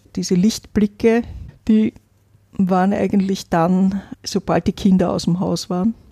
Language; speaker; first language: German; native; German